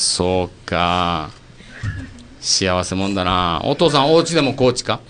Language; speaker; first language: Japanese; native; Japanese